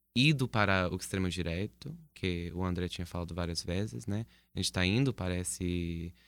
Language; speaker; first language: Portuguese; non-native, fluent; English